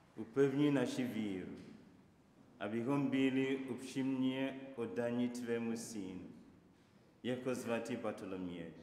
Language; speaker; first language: Czech; non-native, learner; Igbo